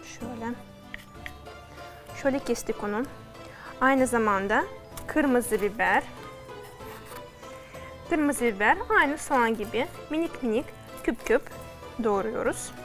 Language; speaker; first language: Turkish; non-native, fluent; Russian